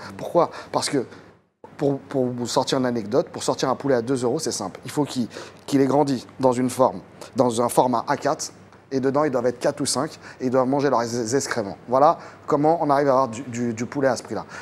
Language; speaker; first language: French; native; French